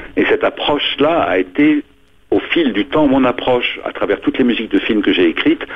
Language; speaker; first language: French; non-native, local second language; Arabic